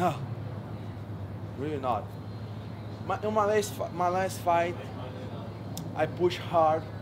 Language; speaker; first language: English; non-native, learner; Portuguese